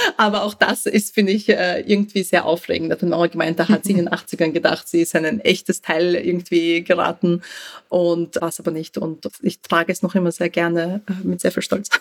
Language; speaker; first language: German; early bilingual, other home language; Russian